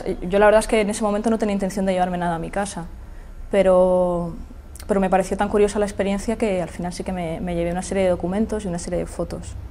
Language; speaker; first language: Spanish; native; Spanish